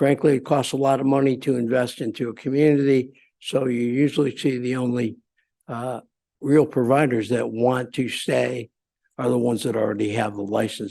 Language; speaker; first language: English; native; English